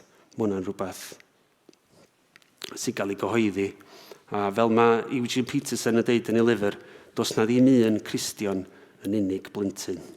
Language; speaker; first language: Welsh; native; Welsh